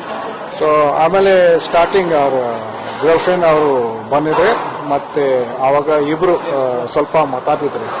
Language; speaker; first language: Kannada; non-native, fluent; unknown